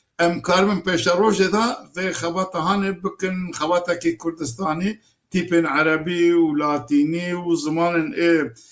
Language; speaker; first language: Kurdish; native; Kurdish